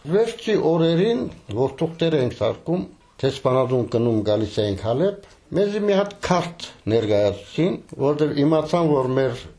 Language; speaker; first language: Armenian; early bilingual, heritage; Armenian